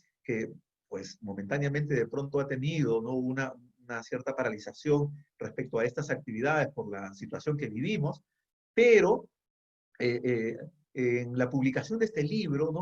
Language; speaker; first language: Spanish; native; Spanish